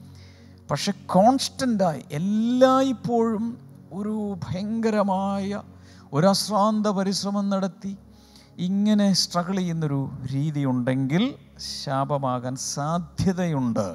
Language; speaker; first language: Malayalam; native; Malayalam